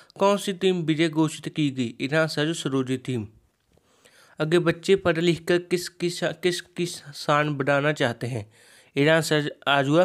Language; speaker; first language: Hindi; non-native, local second language; Punjabi